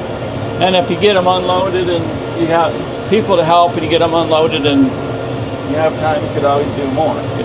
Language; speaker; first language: English; native; English